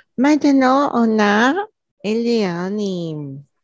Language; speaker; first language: French; non-native, learner; Portuguese